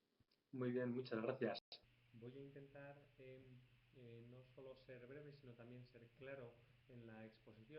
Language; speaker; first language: Spanish; native; Spanish